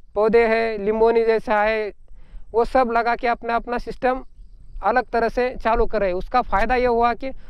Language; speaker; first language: Hindi; non-native, local second language; Marathi